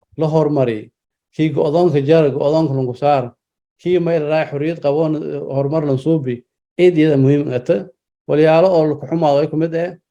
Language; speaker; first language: Somali; non-native, local second language; Maay